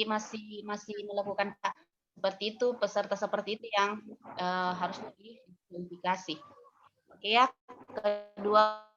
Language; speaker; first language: Indonesian; non-native, local second language; Buginese